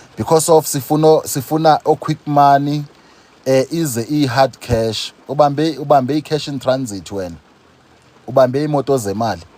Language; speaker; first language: Zulu; non-native, local second language; Xhosa